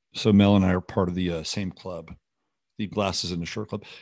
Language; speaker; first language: English; native; English